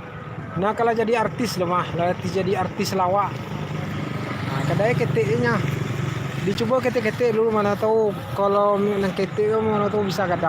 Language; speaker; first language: Indonesian; non-native, local second language; Minangkabau